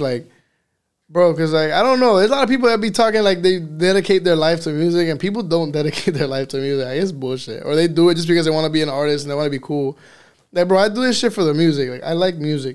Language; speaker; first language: English; early bilingual, other home language; Spanish